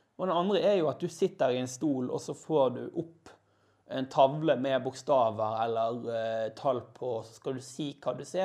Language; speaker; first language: Norwegian; native; Norwegian